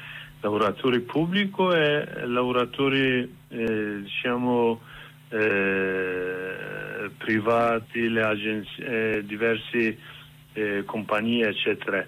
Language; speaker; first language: Italian; non-native, learner; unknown